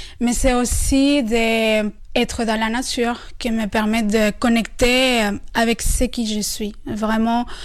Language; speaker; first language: French; non-native, fluent; Spanish